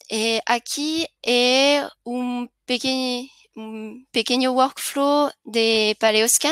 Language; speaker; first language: Spanish; non-native, learner; French